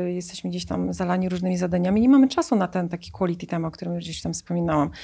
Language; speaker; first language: Polish; native; Polish